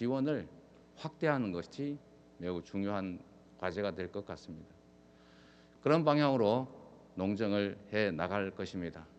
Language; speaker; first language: Korean; native; Korean